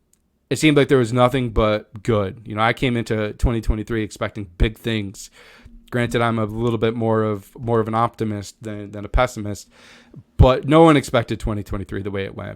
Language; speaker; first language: English; native; English